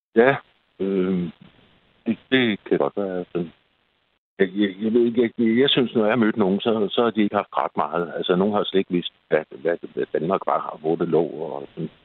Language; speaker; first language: Danish; native; Danish